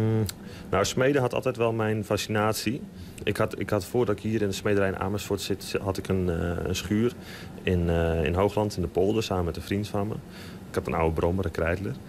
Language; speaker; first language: Dutch; native; Dutch